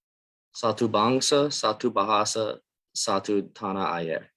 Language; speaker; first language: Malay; non-native, learner; English